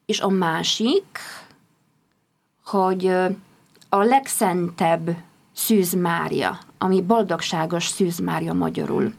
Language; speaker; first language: Hungarian; non-native, fluent; Polish